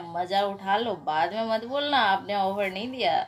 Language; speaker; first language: Hindi; native; Hindi